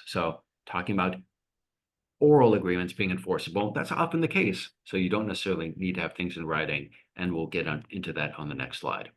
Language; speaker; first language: English; native; English